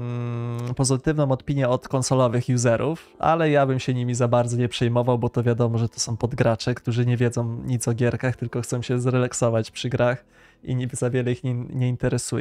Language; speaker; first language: Polish; native; Polish